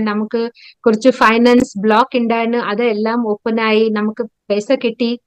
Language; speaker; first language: Malayalam; non-native, local second language; Odia